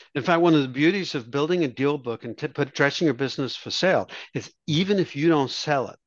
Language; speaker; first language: English; native; English